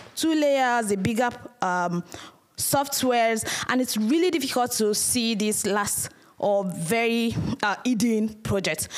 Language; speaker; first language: English; non-native, local second language; Yoruba